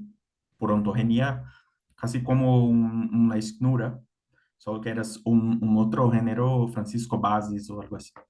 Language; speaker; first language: Spanish; non-native, fluent; Portuguese